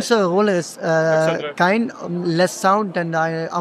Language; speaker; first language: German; non-native, learner; Dutch